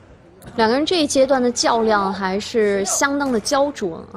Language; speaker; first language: Chinese; native; Chinese